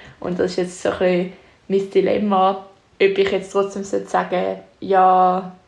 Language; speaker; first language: German; native; German